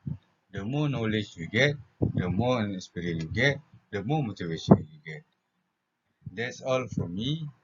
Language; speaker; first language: English; non-native, local second language; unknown